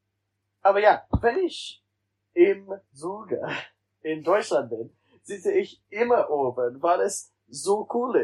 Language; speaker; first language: German; non-native, learner; English